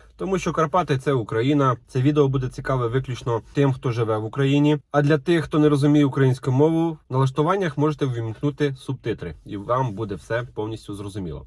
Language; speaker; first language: Ukrainian; non-native, local second language; Russian